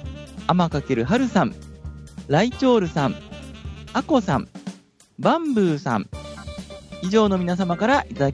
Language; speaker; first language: Japanese; native; Japanese